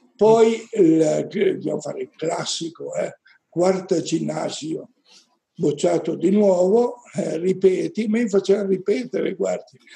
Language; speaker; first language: Italian; native; Italian